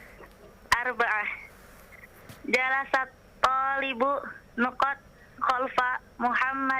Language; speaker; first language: Arabic; non-native, learner; Indonesian